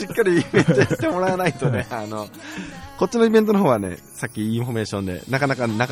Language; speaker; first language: Japanese; native; Japanese